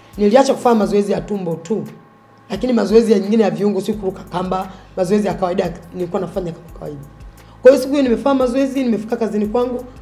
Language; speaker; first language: Swahili; native; Swahili